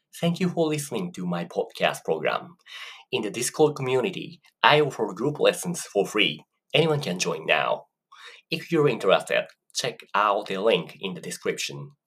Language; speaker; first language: English; non-native, fluent; Japanese